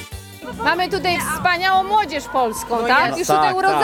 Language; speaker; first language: Polish; native; Polish